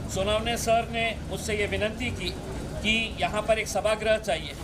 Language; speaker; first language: Hindi; non-native, local second language; Marathi